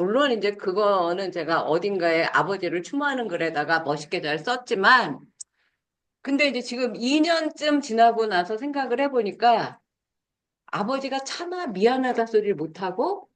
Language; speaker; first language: Korean; native; Korean